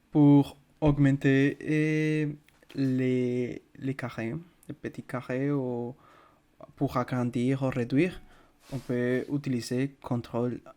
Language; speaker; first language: French; non-native, fluent; Spanish